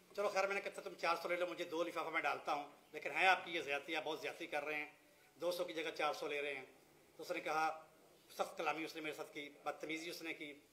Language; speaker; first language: Urdu; non-native, local second language; Punjabi